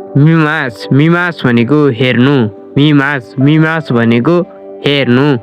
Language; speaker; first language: Nepali; native; Nepali